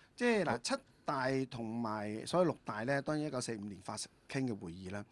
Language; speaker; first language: Cantonese; native; Cantonese